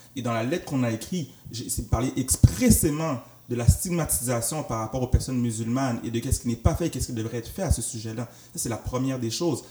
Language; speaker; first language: French; native; French